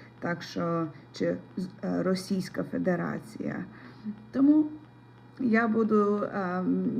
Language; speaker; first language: Ukrainian; non-native, local second language; Russian